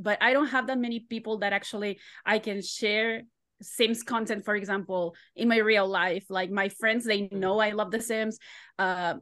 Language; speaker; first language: English; non-native, fluent; Spanish